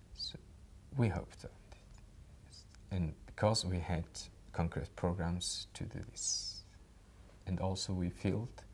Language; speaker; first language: English; non-native, fluent; Mongolian